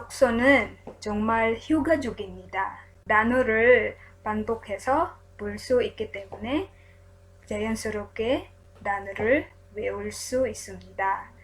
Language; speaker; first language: Korean; non-native, learner; Filipino